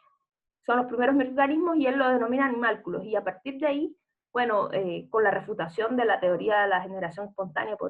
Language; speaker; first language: Spanish; native; Spanish